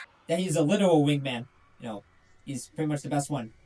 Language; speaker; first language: English; native; English